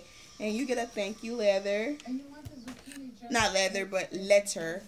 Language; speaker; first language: English; native; English